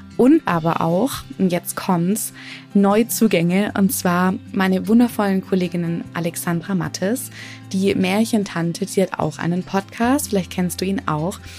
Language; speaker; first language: German; native; German